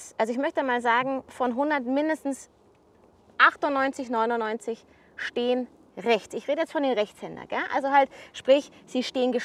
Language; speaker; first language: German; native; German